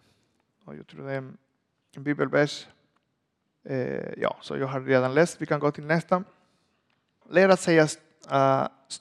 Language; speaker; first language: Swedish; non-native, learner; Spanish